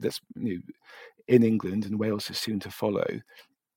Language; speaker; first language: English; native; English